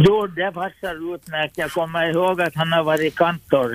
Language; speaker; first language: Swedish; native; Swedish